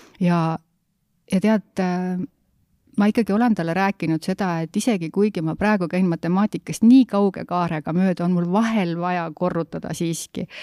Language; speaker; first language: Estonian; native; Estonian